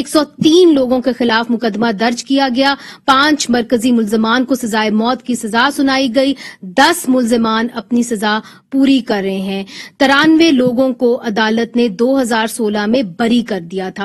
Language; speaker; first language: Urdu; native; Urdu